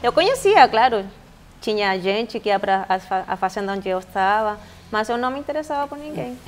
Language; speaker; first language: Portuguese; non-native, fluent; Spanish